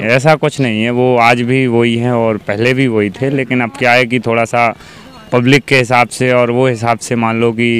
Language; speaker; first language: Hindi; native; Hindi